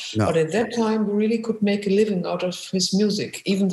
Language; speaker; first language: English; non-native, fluent; German